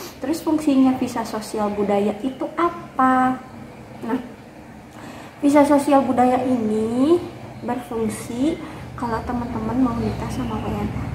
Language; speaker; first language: Indonesian; native; Indonesian